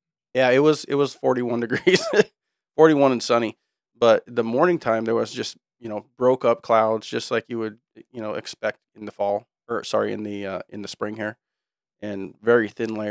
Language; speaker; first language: English; native; English